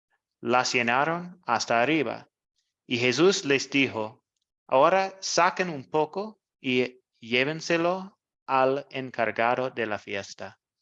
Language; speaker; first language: Spanish; non-native, fluent; English